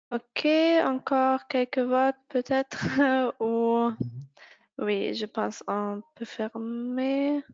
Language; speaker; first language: French; non-native, fluent; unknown